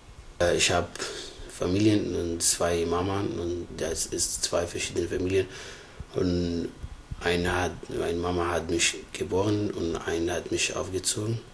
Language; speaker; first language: German; non-native, learner; Somali